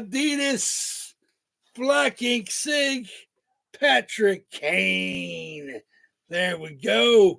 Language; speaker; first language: English; native; English